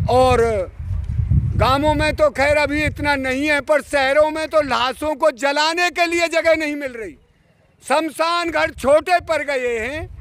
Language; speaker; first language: Hindi; native; Hindi